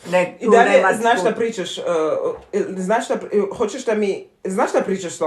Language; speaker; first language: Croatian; non-native, fluent; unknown